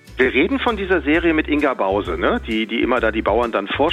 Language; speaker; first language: German; native; German